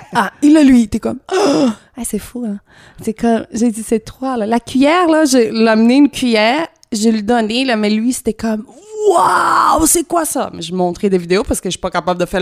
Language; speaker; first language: French; non-native, fluent; Portuguese